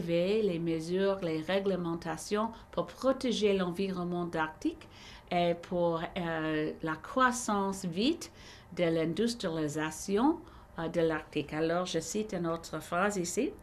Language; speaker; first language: French; non-native, learner; English